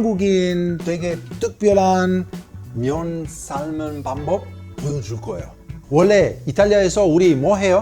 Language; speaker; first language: Korean; non-native, learner; Italian